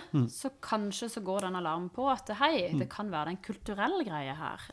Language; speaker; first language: Norwegian; non-native, fluent; Persian